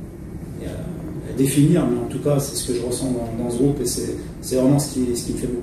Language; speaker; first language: French; native; French